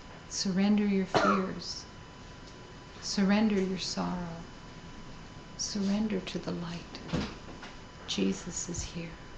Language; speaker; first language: English; native; English